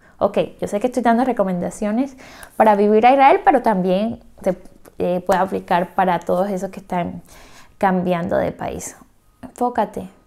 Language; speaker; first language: Spanish; native; Spanish